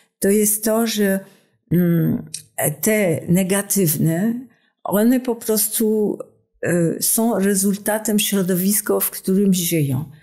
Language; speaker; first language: Polish; non-native, fluent; French